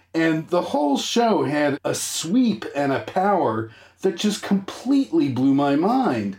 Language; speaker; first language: English; native; English